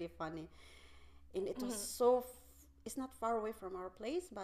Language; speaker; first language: English; non-native, local second language; Filipino